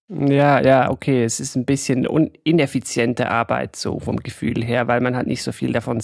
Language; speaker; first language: German; native; German